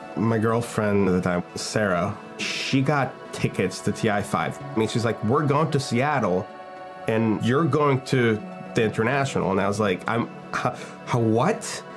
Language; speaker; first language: English; early bilingual, other home language; Hebrew